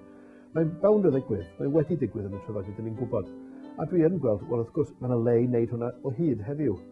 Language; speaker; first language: Welsh; native; Welsh